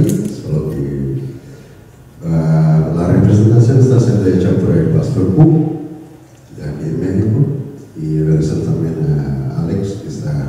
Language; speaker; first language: Spanish; non-native, learner; Korean